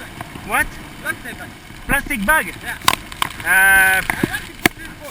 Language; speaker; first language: English; non-native, learner; French